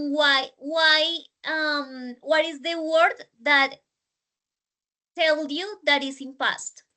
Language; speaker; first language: English; non-native, learner; Spanish